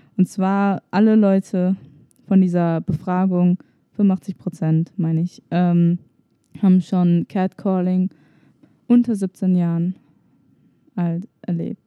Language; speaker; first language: German; native; German